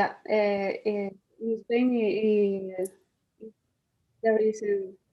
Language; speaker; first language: English; non-native, learner; Spanish